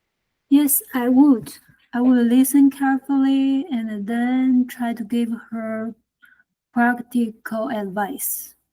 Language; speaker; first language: English; non-native, learner; Chinese